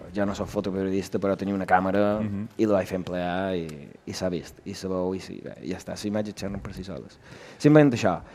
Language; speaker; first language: Catalan; native; Catalan